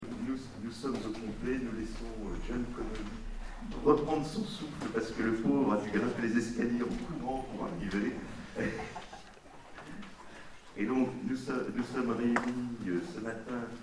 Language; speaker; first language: French; native; French